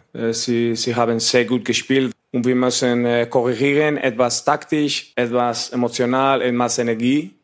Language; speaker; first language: German; non-native, learner; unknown